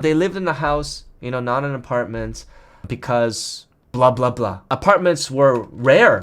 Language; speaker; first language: English; early bilingual, other home language; Korean